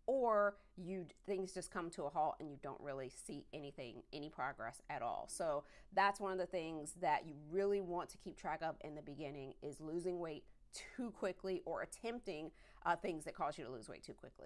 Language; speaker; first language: English; native; English